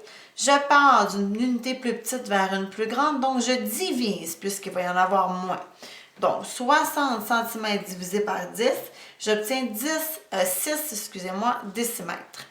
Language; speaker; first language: French; native; French